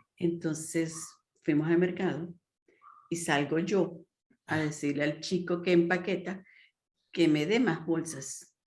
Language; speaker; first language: Spanish; native; Spanish